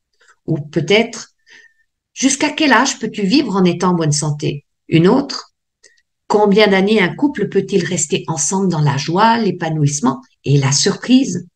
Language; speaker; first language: French; native; French